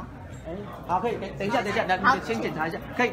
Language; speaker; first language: Chinese; native; Chinese